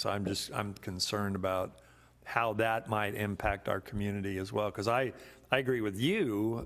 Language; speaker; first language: English; native; English